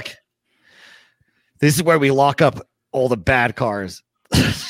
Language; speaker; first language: English; native; English